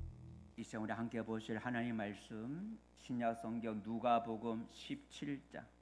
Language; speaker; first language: Korean; native; Korean